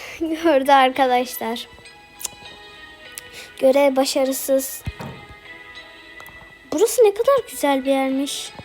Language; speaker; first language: Turkish; native; Turkish